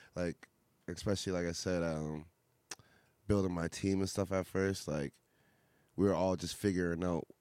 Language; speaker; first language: English; native; English